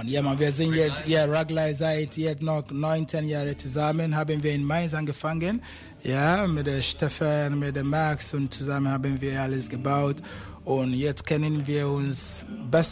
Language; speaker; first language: German; non-native, fluent; Akan